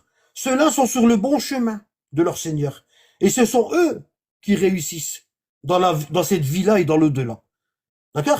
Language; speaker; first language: French; native; French